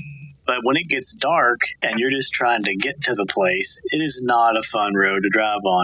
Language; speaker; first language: English; native; English